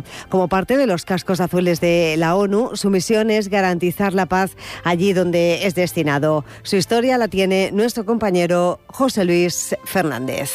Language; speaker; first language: Spanish; native; Spanish